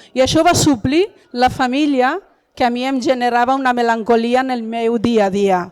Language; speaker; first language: Catalan; non-native, fluent; Arabic